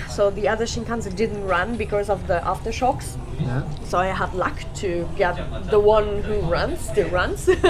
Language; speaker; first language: English; non-native, fluent; German